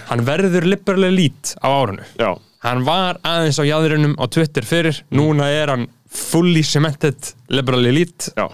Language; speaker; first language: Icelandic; non-native, fluent; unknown